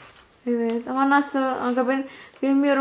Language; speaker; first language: Turkish; non-native, learner; Indonesian